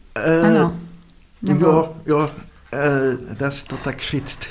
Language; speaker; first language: Czech; non-native, fluent; Dutch